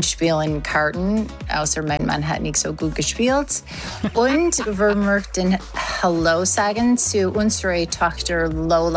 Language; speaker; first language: German; non-native, learner; English